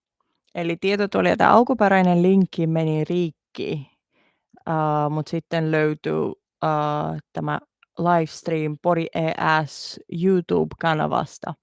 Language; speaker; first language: Finnish; non-native, learner; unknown